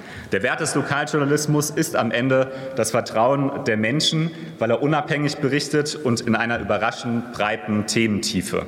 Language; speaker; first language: German; native; German